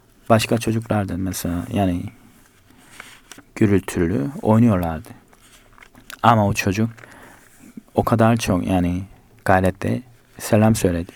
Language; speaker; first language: Turkish; non-native, fluent; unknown